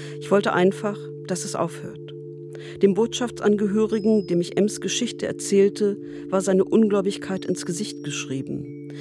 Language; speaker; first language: German; native; German